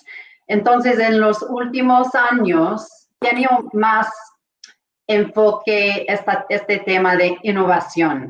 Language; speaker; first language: Spanish; non-native, fluent; English